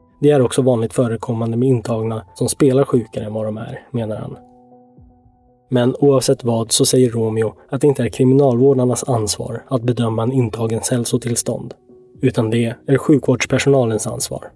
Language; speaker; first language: Swedish; native; Swedish